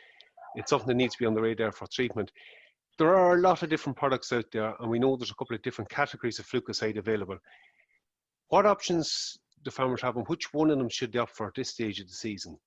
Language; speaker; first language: English; native; English